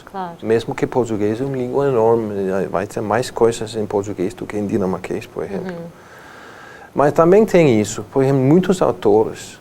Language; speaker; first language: Portuguese; non-native, fluent; Danish